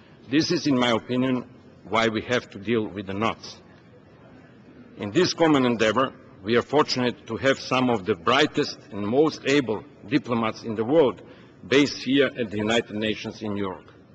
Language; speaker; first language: English; non-native, fluent; Macedonian